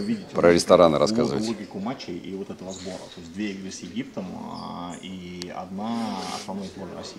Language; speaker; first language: Russian; native; Russian